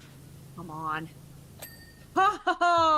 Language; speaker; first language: English; native; English